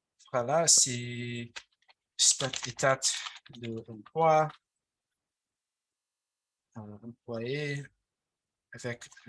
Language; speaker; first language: French; non-native, fluent; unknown